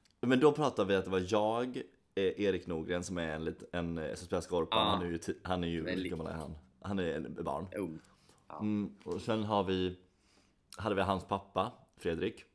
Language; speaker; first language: Swedish; native; Swedish